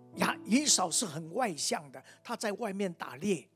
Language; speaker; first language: Chinese; native; Chinese